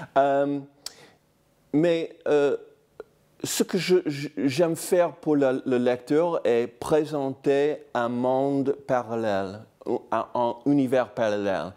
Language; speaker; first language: French; non-native, fluent; English